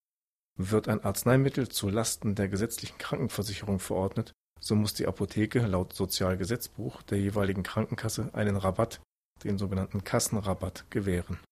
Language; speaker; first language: German; native; German